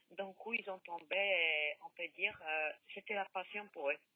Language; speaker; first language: French; non-native, learner; Polish